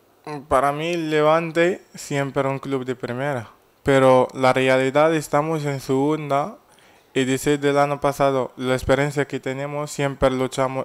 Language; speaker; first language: Spanish; non-native, fluent; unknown